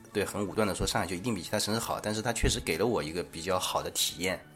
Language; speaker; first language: Chinese; native; Chinese